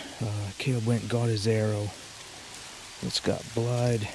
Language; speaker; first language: English; native; English